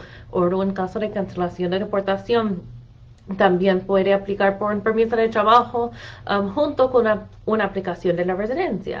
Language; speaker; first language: Spanish; non-native, fluent; English